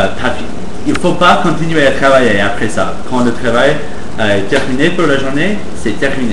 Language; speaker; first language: French; non-native, fluent; English